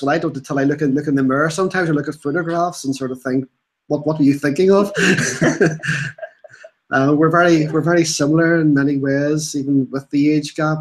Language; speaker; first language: English; native; English